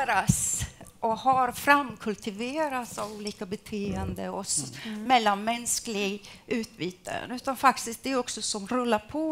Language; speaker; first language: Swedish; non-native, fluent; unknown